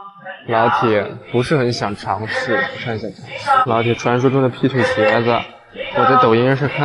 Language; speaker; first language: Chinese; native; Chinese